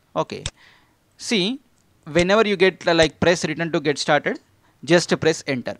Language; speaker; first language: English; non-native, local second language; Telugu